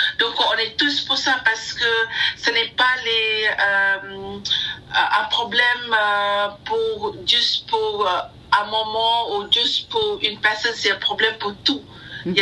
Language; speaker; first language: French; non-native, learner; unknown